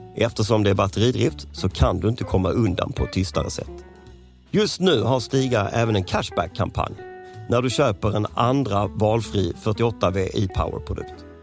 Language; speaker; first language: Swedish; native; Swedish